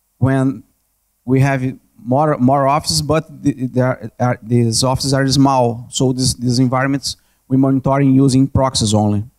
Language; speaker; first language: English; non-native, learner; Portuguese